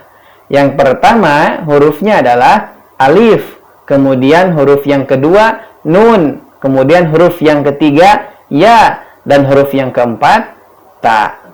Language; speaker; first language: Indonesian; native; Indonesian